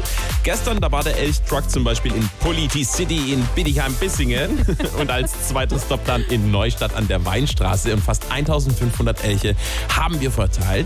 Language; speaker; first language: German; native; German